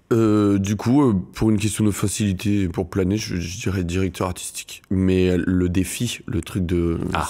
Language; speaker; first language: French; native; French